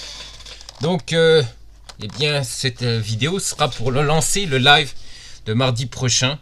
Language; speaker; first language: French; native; French